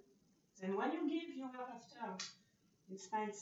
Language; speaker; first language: English; non-native, learner; French